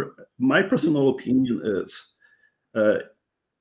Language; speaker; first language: English; non-native, fluent; Polish